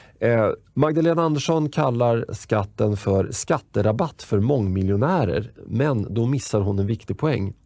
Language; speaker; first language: Swedish; native; Swedish